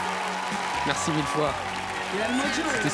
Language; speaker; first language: French; native; French